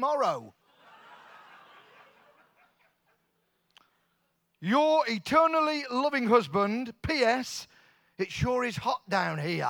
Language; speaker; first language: English; native; English